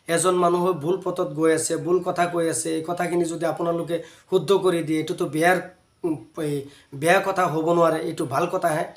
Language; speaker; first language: Assamese; non-native, local second language; Bangla